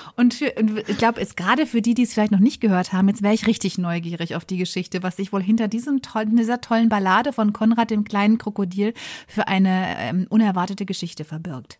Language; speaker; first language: German; native; German